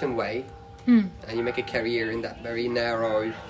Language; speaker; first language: English; non-native, fluent; Swedish